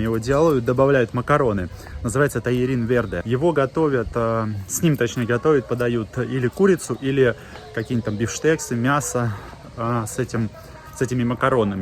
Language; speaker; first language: Russian; native; Russian